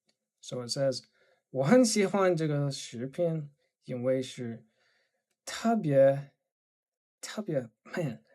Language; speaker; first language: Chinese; non-native, learner; English